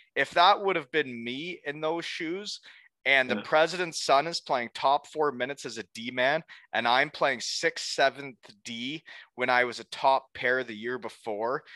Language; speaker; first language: English; native; English